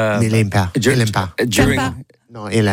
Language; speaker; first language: French; non-native, learner; English